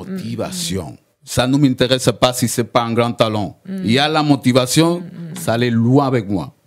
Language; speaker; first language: French; non-native, learner; Spanish